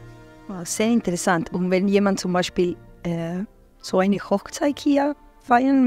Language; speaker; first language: German; non-native, fluent; Italian